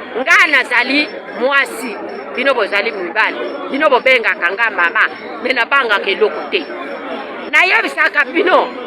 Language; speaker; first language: Lingala; non-native, local second language; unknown